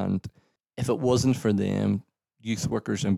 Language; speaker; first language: English; native; English